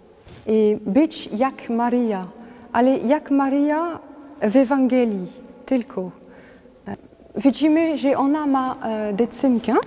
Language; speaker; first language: Polish; non-native, learner; French